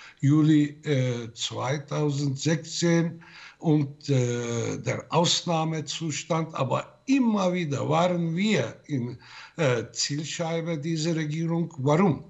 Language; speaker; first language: German; non-native, fluent; Turkish